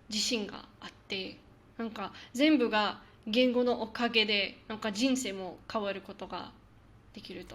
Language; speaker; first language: Japanese; non-native, fluent; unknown